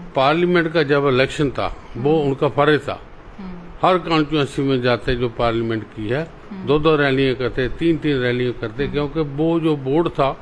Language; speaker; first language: Hindi; native; Hindi